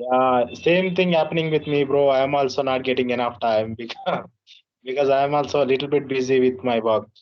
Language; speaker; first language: English; non-native, learner; Telugu